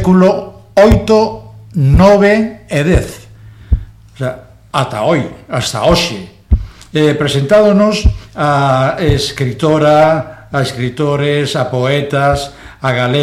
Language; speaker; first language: Galician; non-native, local second language; Spanish